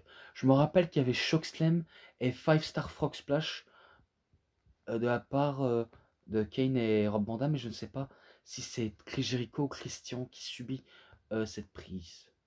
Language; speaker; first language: French; native; French